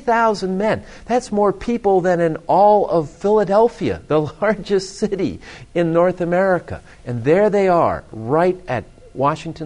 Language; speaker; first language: English; native; English